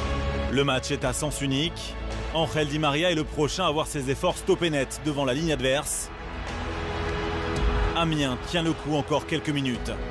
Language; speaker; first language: French; native; French